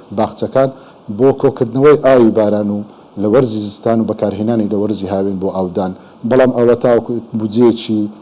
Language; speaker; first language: Central Kurdish; native; Central Kurdish